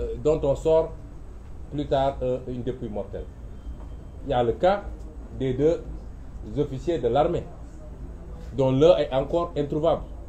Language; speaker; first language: French; non-native, local second language; Wolof